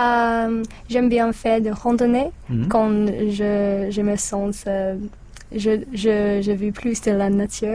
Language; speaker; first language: French; non-native, learner; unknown